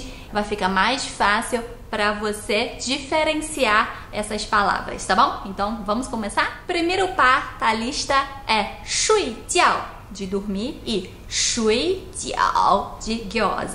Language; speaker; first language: Portuguese; non-native, fluent; Chinese